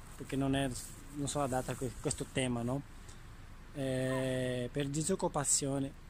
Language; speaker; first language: Italian; non-native, learner; Portuguese